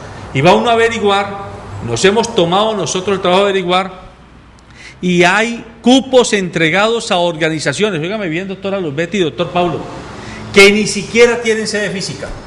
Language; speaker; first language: Spanish; native; Spanish